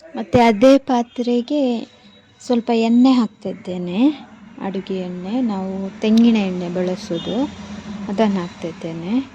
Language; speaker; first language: Kannada; non-native, local second language; Tulu